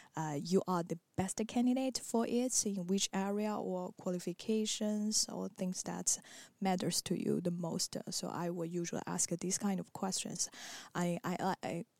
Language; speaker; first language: English; non-native, fluent; Chinese